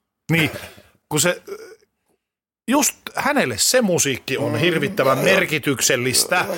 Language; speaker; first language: Finnish; native; Finnish